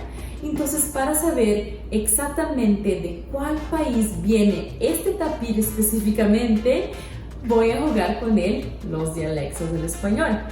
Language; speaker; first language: Spanish; non-native, fluent; Portuguese